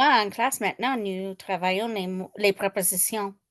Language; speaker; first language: French; non-native, local second language; English